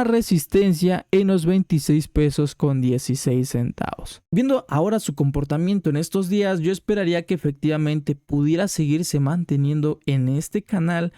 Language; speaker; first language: Spanish; native; Spanish